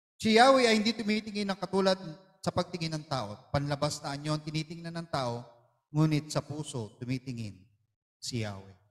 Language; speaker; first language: Filipino; non-native, local second language; Iloko